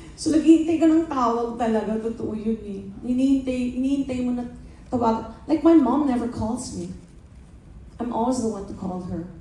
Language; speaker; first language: Filipino; native; Filipino